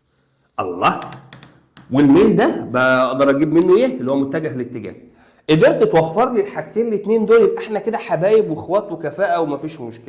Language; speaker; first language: Arabic; native; Arabic